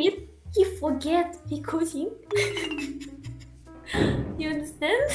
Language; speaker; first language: English; non-native, learner; Russian